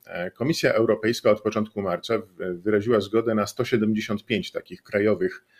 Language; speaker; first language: Polish; native; Polish